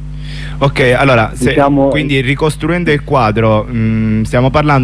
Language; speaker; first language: Italian; native; Italian